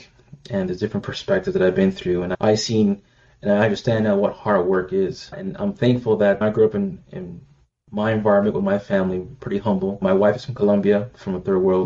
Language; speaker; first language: English; native; English